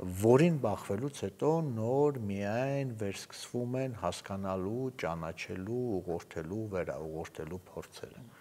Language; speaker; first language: Armenian; native; Armenian